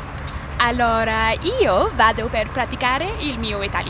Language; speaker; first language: Italian; non-native, learner; English